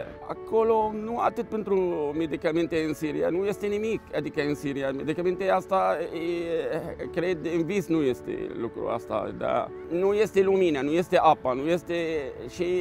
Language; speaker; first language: Romanian; non-native, learner; Arabic